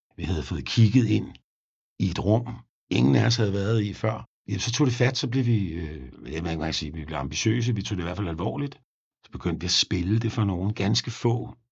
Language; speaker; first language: Danish; native; Danish